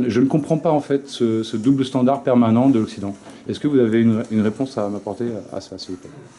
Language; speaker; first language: French; native; French